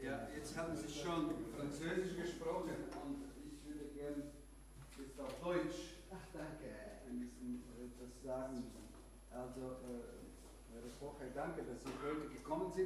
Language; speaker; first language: German; non-native, fluent; Croatian